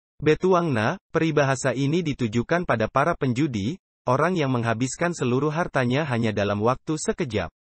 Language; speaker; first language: Indonesian; non-native, local second language; Buginese